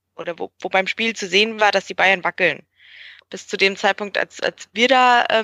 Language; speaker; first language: German; native; German